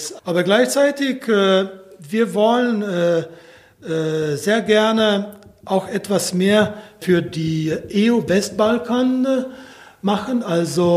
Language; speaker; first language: German; non-native, fluent; Slovenian